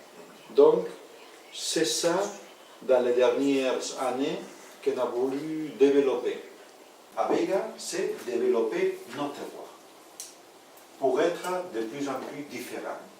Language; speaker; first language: French; non-native, fluent; Spanish